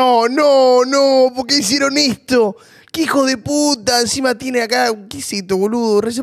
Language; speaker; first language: Spanish; native; Spanish